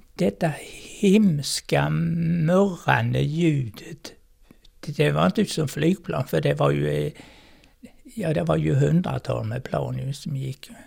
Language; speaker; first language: Swedish; native; Swedish